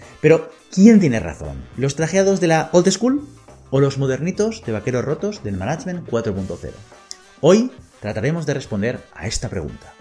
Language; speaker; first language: Spanish; native; Spanish